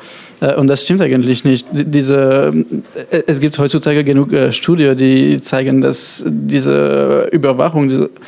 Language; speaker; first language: German; non-native, fluent; French